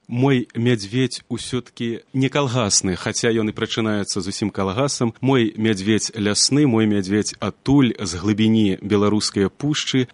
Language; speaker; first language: Belarusian; native; Belarusian